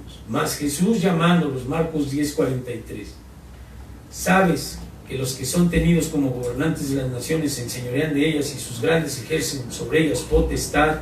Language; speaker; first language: Spanish; native; Spanish